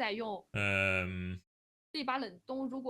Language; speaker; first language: Chinese; native; Chinese